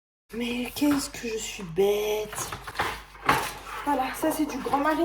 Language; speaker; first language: French; native; French